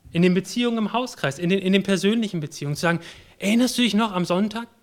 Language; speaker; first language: German; native; German